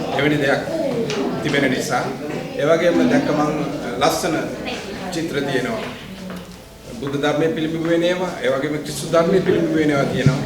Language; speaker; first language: Sinhala; native; Sinhala